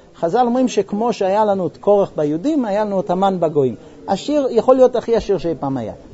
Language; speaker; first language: Hebrew; non-native, fluent; English